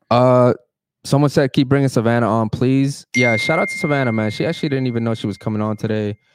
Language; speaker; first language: English; early bilingual, other home language; Spanish